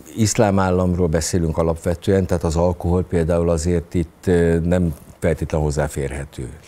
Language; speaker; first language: Hungarian; native; Hungarian